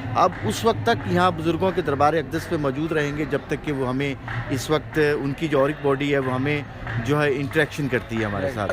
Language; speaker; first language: Urdu; non-native, local second language; Punjabi